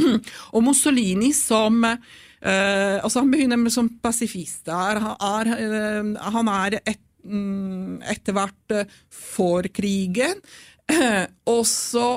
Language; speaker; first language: Norwegian; non-native, fluent; Italian